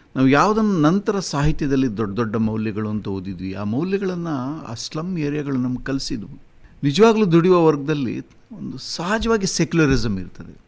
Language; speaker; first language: Kannada; native; Kannada